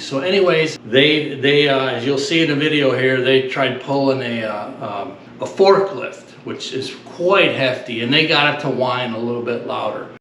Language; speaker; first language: English; native; English